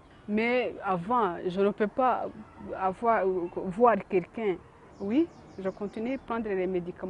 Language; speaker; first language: French; non-native, local second language; Kinyarwanda